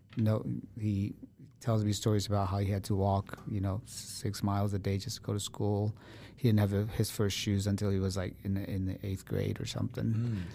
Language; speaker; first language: English; early bilingual, other home language; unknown